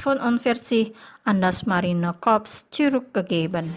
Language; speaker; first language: German; non-native, fluent; Indonesian